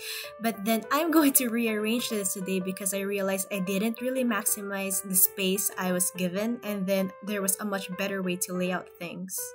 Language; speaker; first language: English; non-native, local second language; Filipino